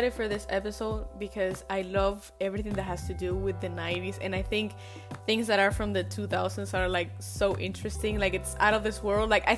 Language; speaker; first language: English; non-native, fluent; Spanish